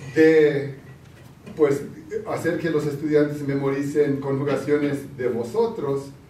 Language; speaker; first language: Spanish; early bilingual, heritage; Spanish